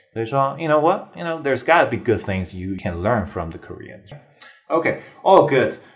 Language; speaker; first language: English; non-native, fluent; Chinese